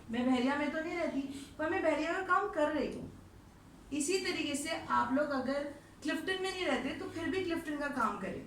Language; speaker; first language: Urdu; non-native, local second language; Gujarati